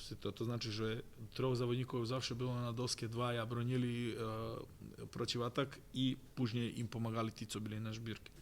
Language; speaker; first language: Polish; non-native, fluent; Croatian